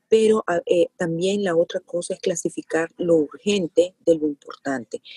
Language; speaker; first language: Spanish; native; Spanish